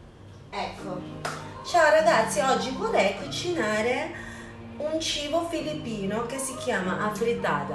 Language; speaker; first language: Italian; early bilingual, other home language; Filipino